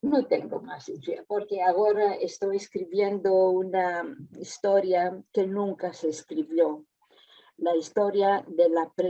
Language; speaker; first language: Spanish; early bilingual, heritage; Ladino